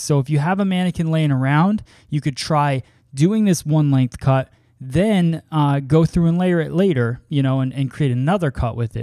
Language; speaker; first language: English; native; English